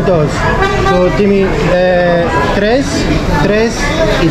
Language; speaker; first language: Spanish; non-native, learner; English